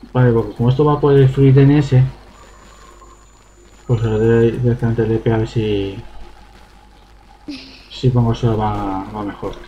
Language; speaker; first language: Spanish; native; Spanish